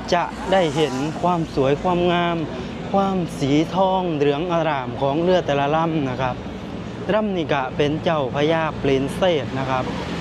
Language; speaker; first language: Thai; non-native, local second language; Lao